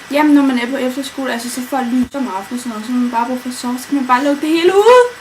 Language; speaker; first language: Danish; native; Danish